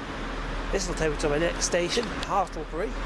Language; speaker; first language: English; native; English